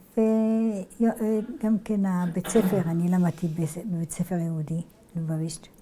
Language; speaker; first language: Hebrew; early bilingual, other home language; Arabic